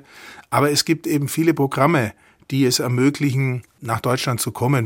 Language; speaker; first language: German; native; German